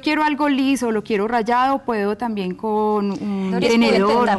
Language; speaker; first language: Spanish; native; Spanish